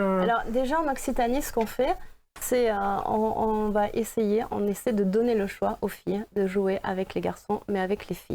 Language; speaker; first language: French; native; French